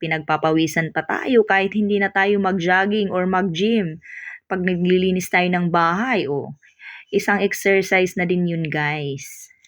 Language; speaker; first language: Filipino; non-native, local second language; Waray